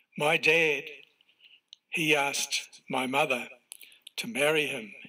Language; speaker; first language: English; native; English